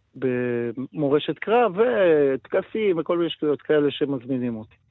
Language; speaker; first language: Hebrew; native; Hebrew